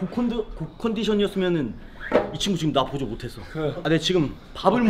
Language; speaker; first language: Korean; native; Korean